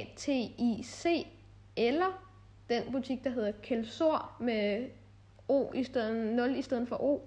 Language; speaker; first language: Danish; native; Danish